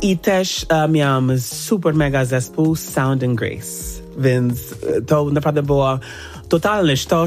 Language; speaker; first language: Polish; non-native, fluent; English